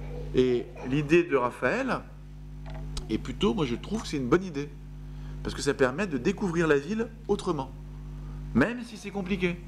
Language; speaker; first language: French; native; French